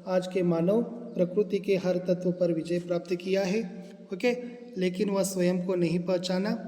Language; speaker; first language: Hindi; non-native, local second language; Kannada